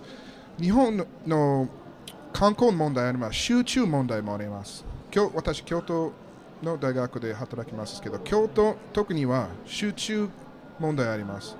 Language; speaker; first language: Japanese; non-native, learner; English